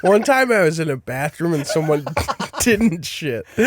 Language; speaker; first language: English; native; English